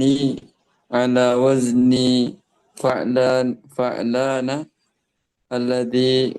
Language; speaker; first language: Arabic; non-native, learner; Indonesian